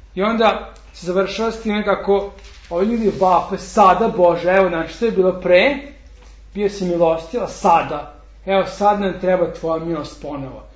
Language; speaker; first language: Serbian; non-native, fluent; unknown